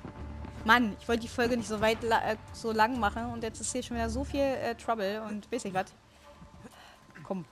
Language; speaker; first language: German; native; German